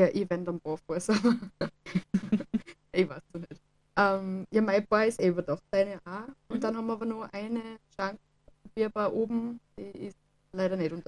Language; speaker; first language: German; native; German